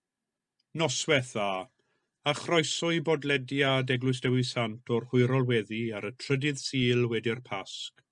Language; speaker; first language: Welsh; native; Welsh